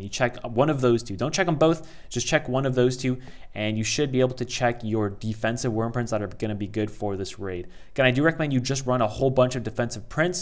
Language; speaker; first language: English; native; English